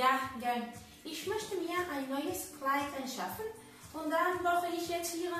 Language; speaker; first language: German; non-native, learner; Spanish